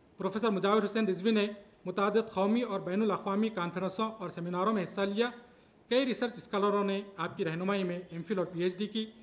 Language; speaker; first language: Urdu; native; Urdu